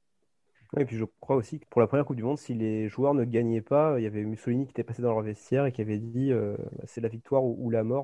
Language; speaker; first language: French; native; French